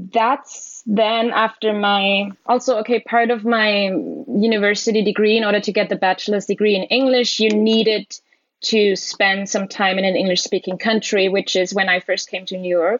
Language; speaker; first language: English; non-native, fluent; German